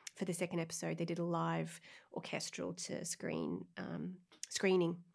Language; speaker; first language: English; native; English